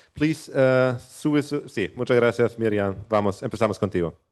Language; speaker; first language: Spanish; non-native, fluent; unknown